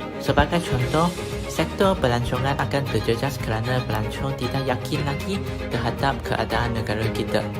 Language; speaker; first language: Malay; non-native, local second language; Chinese